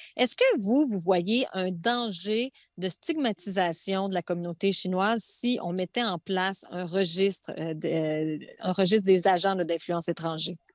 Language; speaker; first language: French; native; French